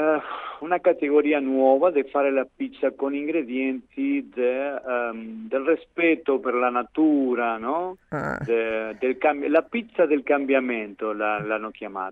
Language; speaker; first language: Italian; non-native, fluent; Spanish